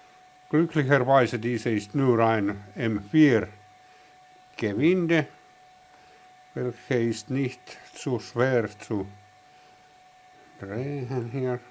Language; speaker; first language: German; non-native, learner; Finnish